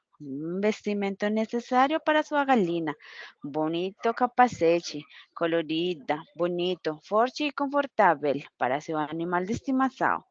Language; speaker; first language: Portuguese; non-native, fluent; Spanish